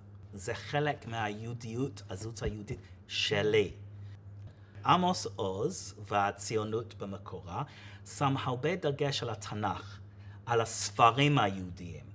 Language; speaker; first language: Hebrew; non-native, fluent; English